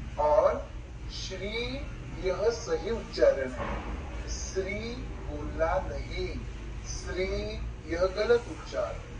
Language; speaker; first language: Hindi; non-native, local second language; Marathi